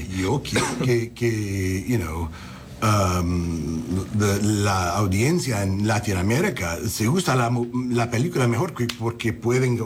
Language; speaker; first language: Spanish; early bilingual, heritage; English